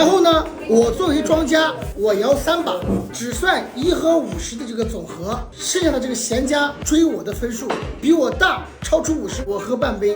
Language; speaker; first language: Chinese; native; Chinese